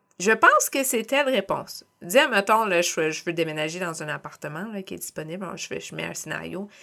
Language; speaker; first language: French; native; French